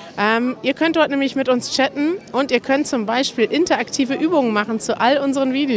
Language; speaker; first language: German; native; German